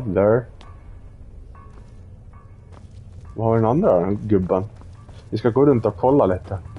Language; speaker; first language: Swedish; native; Swedish